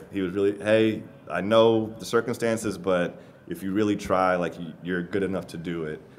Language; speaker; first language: English; native; English